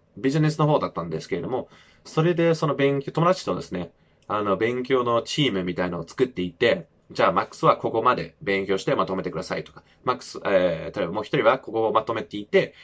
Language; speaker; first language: Japanese; non-native, fluent; English